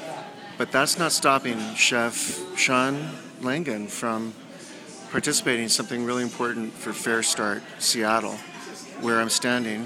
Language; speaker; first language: English; native; English